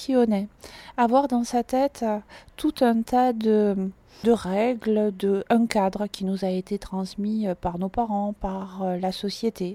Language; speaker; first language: French; native; French